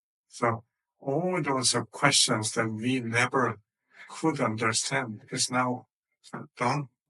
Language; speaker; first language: English; non-native, fluent; Korean